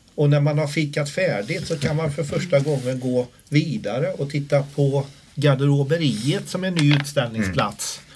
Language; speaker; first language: Swedish; native; Swedish